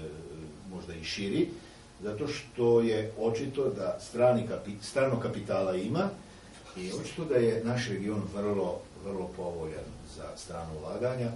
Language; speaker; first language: Serbian; native; Serbian